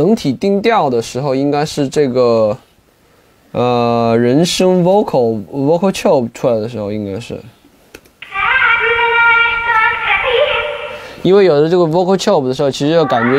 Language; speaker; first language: Chinese; native; Chinese